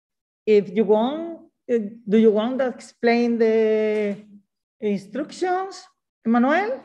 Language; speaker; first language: English; non-native, learner; Spanish